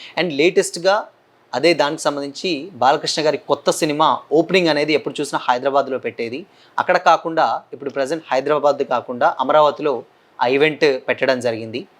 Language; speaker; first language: Telugu; native; Telugu